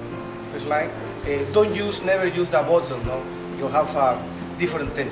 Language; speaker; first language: English; non-native, learner; Spanish